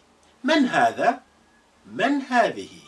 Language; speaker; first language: Arabic; non-native, fluent; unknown